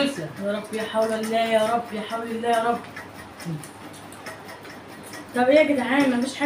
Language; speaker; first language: Arabic; native; Arabic